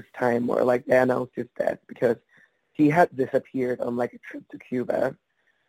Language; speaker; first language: English; non-native, fluent; Spanish